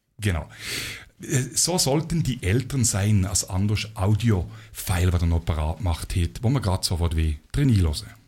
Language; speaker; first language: German; native; German